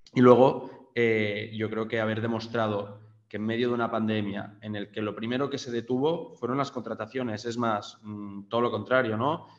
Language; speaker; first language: Spanish; native; Spanish